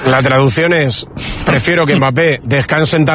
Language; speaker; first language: Spanish; native; Spanish